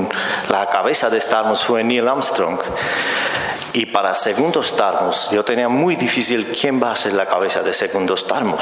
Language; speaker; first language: Spanish; non-native, fluent; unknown